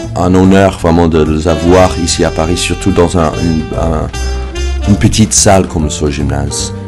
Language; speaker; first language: French; non-native, fluent; English